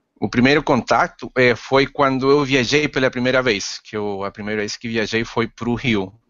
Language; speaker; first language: Portuguese; non-native, fluent; Spanish